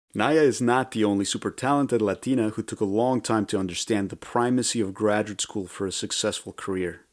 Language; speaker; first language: English; early bilingual, other home language; Spanish